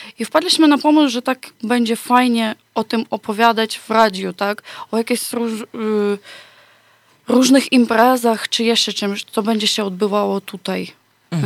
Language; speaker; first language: Polish; non-native, fluent; Ukrainian